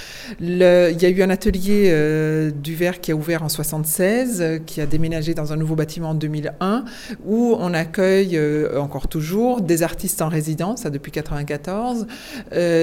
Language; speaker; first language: French; native; French